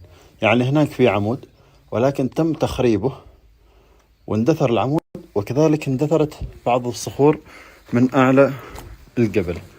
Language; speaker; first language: Arabic; native; Arabic